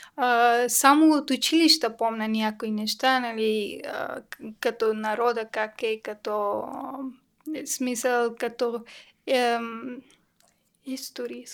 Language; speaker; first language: Bulgarian; non-native, learner; Persian